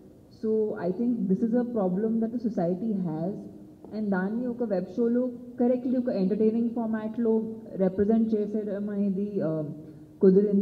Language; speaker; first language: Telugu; non-native, fluent; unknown